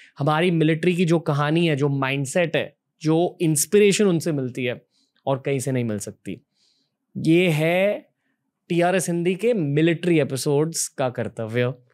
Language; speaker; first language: Hindi; native; Hindi